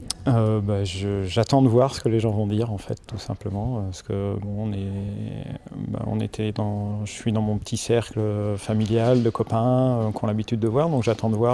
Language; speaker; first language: French; native; French